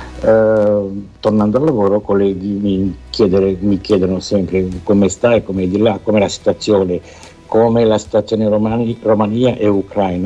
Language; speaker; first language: Italian; non-native, fluent; Romanian